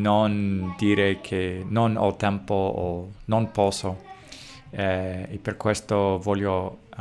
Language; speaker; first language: Italian; non-native, learner; English